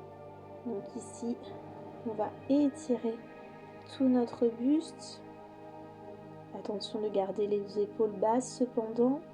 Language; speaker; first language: French; native; French